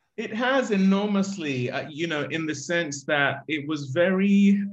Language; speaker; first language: English; native; English